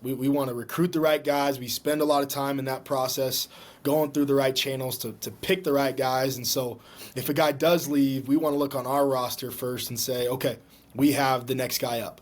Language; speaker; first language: English; native; English